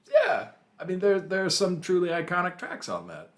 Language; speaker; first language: English; native; English